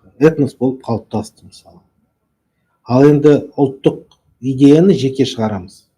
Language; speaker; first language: Kazakh; native; Kazakh